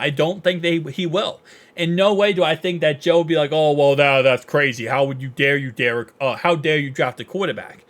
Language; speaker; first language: English; native; English